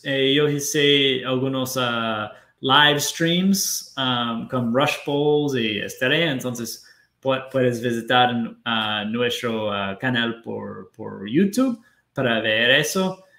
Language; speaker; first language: Spanish; non-native, fluent; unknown